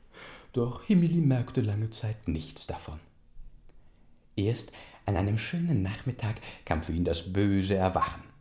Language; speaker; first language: German; native; German